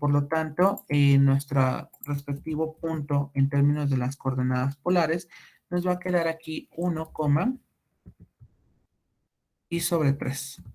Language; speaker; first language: Spanish; native; Spanish